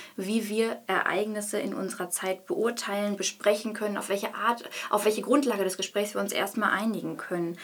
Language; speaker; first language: German; native; German